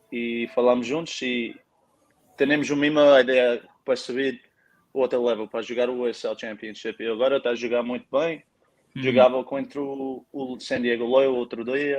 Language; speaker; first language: Portuguese; early bilingual, heritage; Portuguese